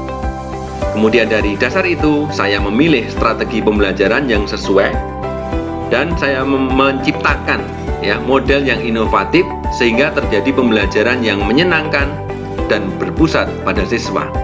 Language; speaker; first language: Indonesian; native; Indonesian